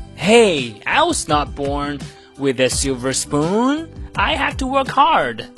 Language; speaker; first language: English; non-native, fluent; Chinese